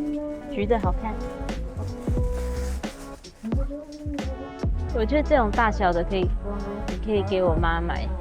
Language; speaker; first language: Chinese; native; Chinese